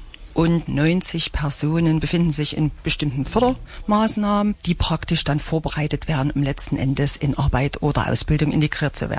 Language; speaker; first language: German; native; German